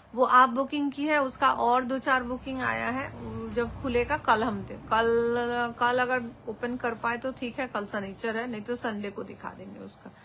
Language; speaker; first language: Hindi; non-native, local second language; Bangla